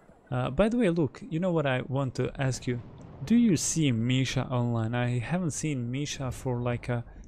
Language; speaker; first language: English; non-native, fluent; Bosnian